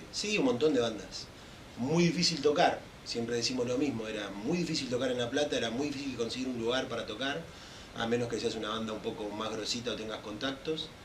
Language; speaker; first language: Spanish; native; Spanish